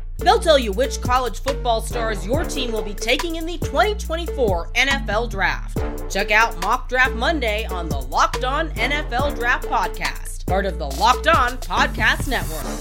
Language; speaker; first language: English; native; English